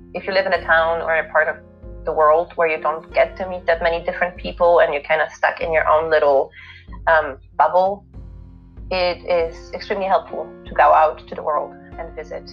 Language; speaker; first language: English; non-native, fluent; Polish